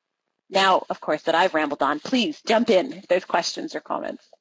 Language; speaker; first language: English; native; English